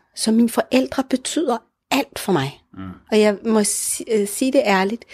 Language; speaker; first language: Danish; early bilingual, other home language; Arabic